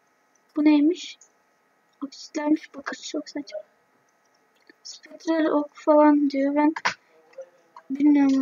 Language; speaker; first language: Turkish; native; Turkish